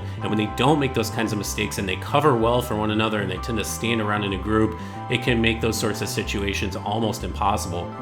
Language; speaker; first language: English; native; English